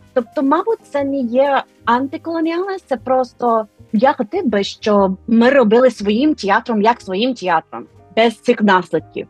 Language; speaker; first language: Ukrainian; non-native, fluent; English